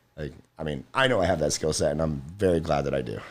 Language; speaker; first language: English; native; English